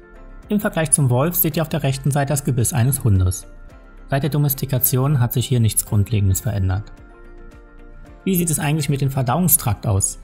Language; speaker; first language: German; native; German